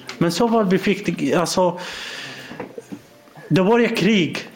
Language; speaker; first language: Swedish; non-native, learner; Arabic